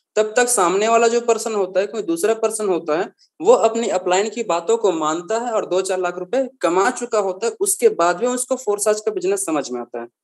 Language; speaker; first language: Hindi; native; Hindi